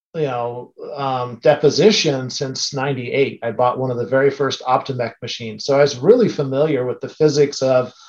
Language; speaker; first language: English; native; English